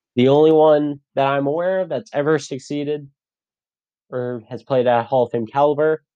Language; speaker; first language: English; native; English